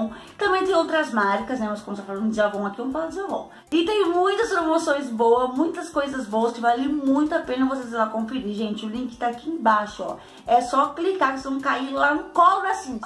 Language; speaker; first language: Portuguese; native; Portuguese